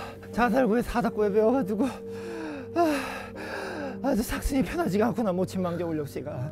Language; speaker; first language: Korean; native; Korean